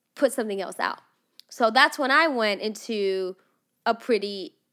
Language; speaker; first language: English; non-native, fluent; Russian